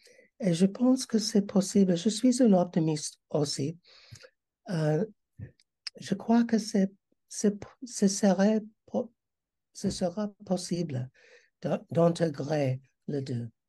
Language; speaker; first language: French; non-native, learner; English